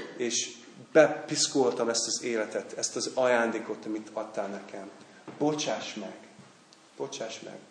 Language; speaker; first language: Hungarian; non-native, fluent; English